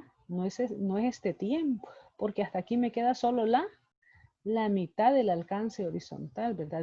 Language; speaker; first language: Spanish; native; Spanish